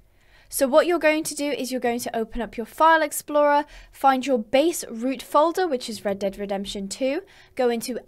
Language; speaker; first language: English; native; English